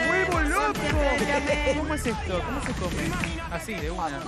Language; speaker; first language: Spanish; native; Spanish